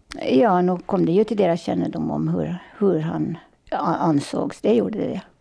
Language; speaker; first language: Swedish; native; Swedish